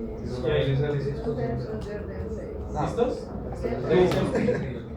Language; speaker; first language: Spanish; native; Spanish